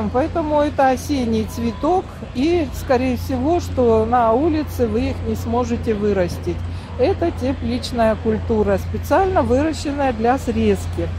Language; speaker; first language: Russian; native; Russian